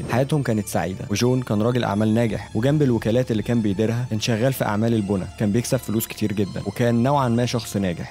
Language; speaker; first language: Arabic; native; Arabic